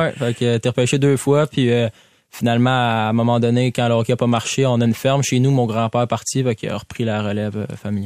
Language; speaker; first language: French; native; French